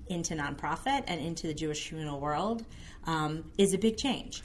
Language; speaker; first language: English; native; English